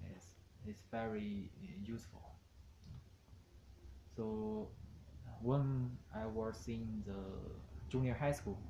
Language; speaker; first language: English; non-native, learner; Chinese